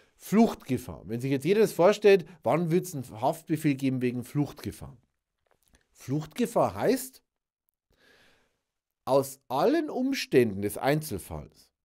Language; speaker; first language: German; native; German